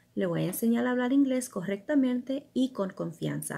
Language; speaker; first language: Spanish; early bilingual, heritage; Spanish